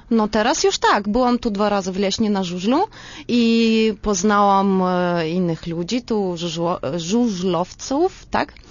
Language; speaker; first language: Polish; non-native, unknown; Russian